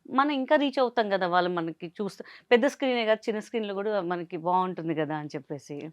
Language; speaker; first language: Telugu; non-native, local second language; Hindi